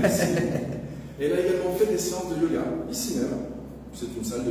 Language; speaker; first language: French; native; French